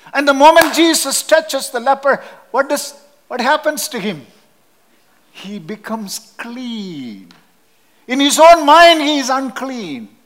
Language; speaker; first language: English; non-native, local second language; Malayalam